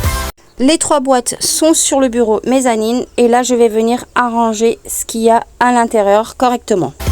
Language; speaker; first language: French; native; French